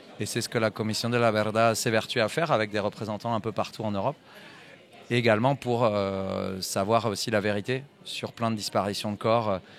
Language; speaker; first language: French; native; French